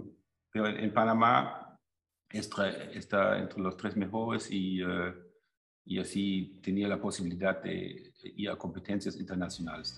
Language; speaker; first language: Spanish; non-native, fluent; German